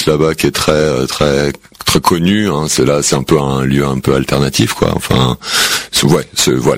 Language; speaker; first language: French; native; French